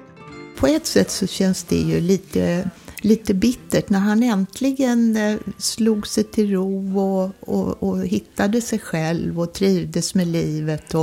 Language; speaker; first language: Swedish; native; Swedish